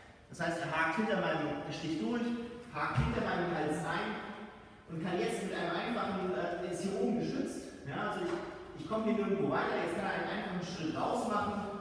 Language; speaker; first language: German; native; German